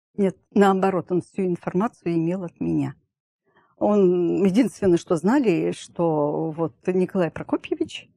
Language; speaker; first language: Russian; native; Russian